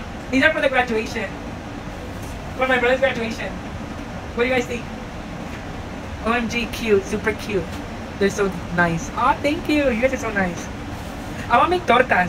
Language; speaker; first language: English; early bilingual, other home language; Spanish